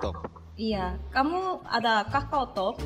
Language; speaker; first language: Indonesian; non-native, fluent; Korean